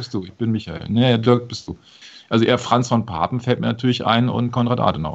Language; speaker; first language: German; native; German